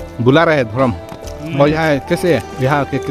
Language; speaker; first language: Hindi; non-native, local second language; Karbi